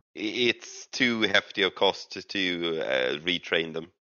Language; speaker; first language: English; non-native, fluent; Swedish